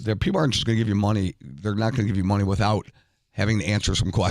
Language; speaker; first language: English; native; English